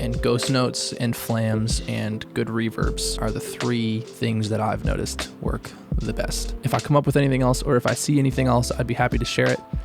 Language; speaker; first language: English; native; English